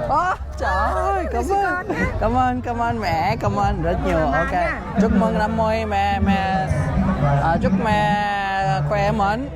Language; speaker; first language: Vietnamese; non-native, learner; Kannada